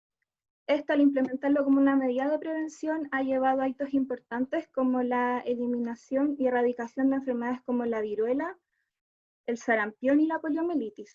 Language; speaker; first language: Spanish; native; Spanish